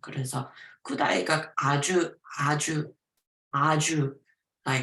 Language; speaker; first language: Korean; early bilingual, heritage; Korean